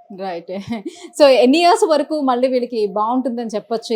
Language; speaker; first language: Telugu; native; Telugu